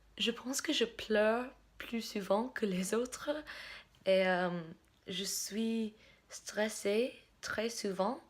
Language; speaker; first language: French; non-native, fluent; English